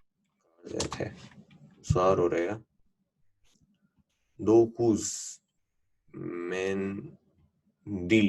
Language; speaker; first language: Turkish; non-native, fluent; Urdu